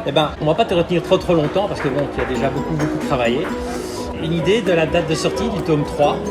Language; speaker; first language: French; native; French